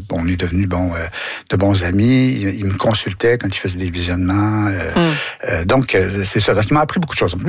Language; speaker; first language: French; native; French